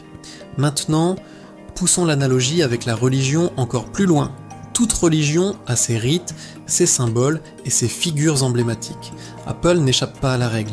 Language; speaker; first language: French; native; French